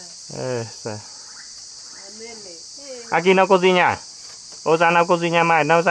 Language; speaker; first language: Portuguese; non-native, learner; Vietnamese